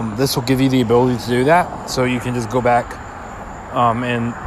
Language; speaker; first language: English; native; English